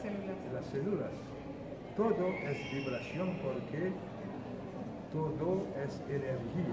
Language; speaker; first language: Spanish; non-native, fluent; Haitian Creole